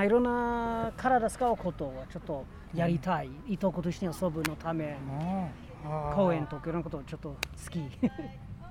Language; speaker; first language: Japanese; non-native, learner; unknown